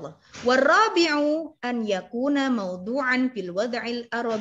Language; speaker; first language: Arabic; non-native, fluent; Indonesian